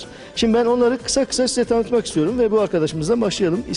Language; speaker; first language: Turkish; native; Turkish